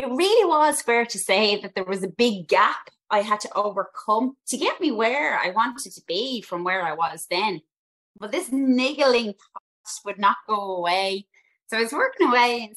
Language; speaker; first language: English; native; English